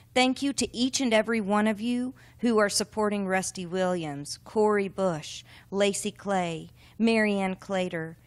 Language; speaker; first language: English; native; English